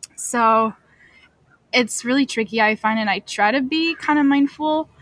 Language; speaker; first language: English; non-native, fluent; French